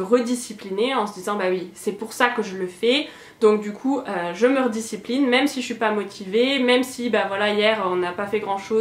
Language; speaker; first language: French; native; French